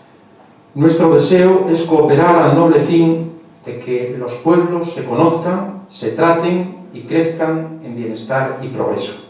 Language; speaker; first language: Spanish; native; Spanish